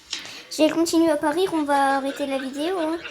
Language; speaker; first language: French; native; French